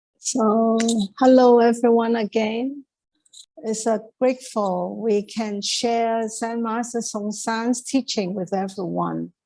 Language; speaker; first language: English; non-native, fluent; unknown